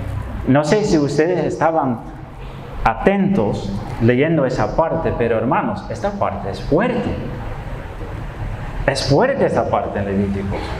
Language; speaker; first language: Spanish; non-native, fluent; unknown